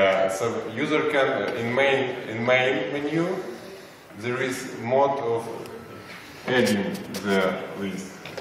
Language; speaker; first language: English; non-native, fluent; Russian